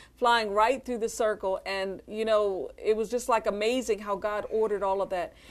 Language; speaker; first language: English; native; English